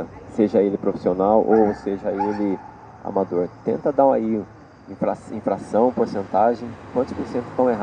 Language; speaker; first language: Portuguese; native; Portuguese